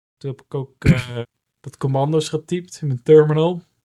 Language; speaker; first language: Dutch; native; Dutch